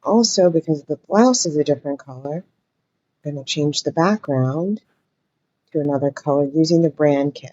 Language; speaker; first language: English; native; English